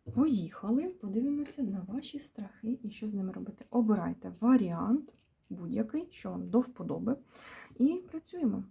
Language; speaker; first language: Ukrainian; native; Ukrainian